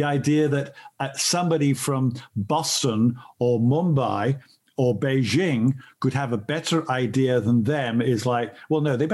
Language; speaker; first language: English; native; English